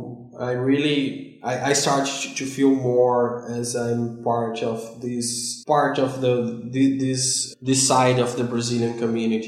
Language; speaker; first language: English; non-native, fluent; Portuguese